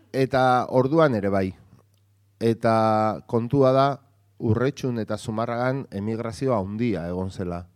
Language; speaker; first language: Basque; non-native, local second language; Spanish